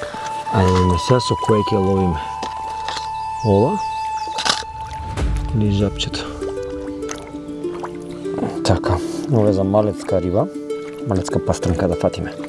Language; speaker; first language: Macedonian; native; Macedonian